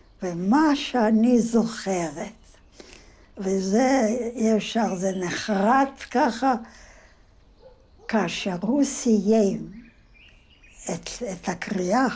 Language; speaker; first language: Hebrew; non-native, fluent; Yiddish